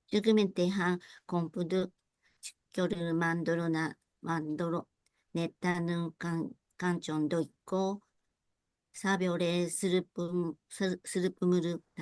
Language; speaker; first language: Korean; non-native, learner; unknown